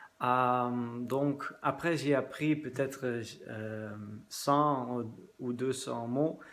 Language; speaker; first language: French; non-native, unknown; Dutch